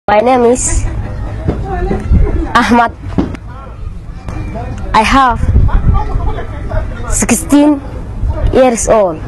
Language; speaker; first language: English; non-native, learner; Arabic